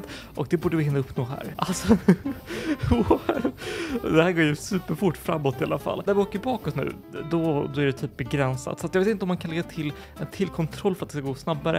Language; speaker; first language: Swedish; native; Swedish